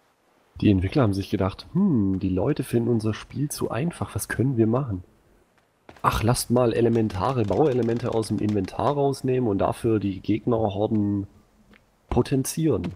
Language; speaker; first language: German; native; German